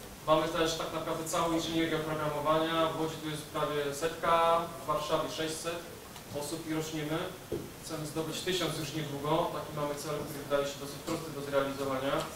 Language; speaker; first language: Polish; native; Polish